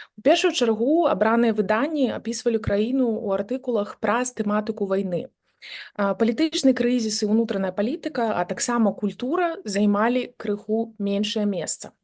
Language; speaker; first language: Belarusian; native; Belarusian